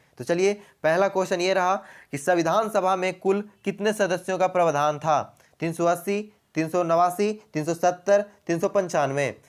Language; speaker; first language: Hindi; native; Hindi